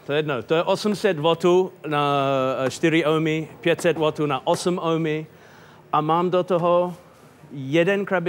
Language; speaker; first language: Czech; non-native, fluent; English